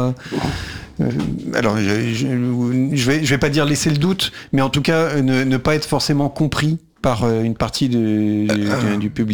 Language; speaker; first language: French; native; French